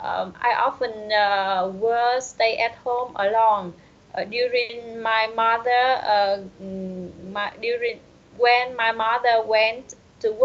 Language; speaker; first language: English; non-native, learner; Vietnamese